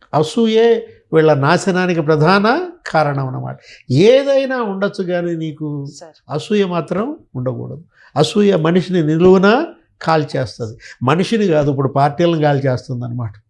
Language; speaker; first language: Telugu; native; Telugu